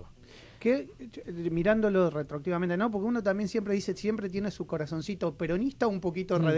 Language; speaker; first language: Spanish; native; Spanish